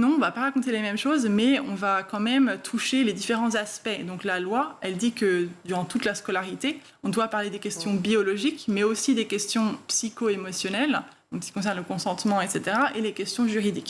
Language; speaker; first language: French; native; French